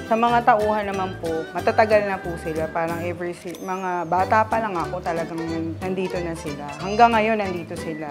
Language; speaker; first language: Filipino; native; Filipino